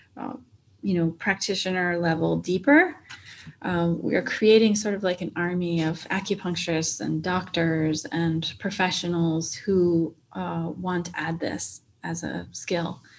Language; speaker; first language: English; native; English